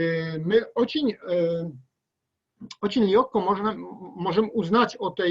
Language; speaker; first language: Russian; non-native, learner; Polish